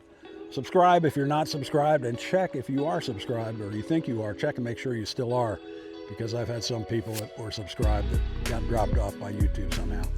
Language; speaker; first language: English; native; English